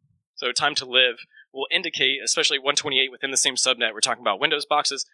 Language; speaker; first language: English; native; English